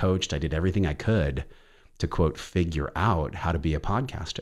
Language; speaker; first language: English; native; English